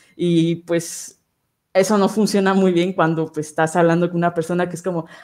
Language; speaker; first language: Spanish; native; Spanish